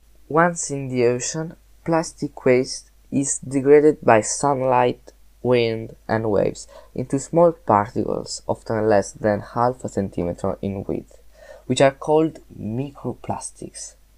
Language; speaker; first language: English; non-native, learner; Italian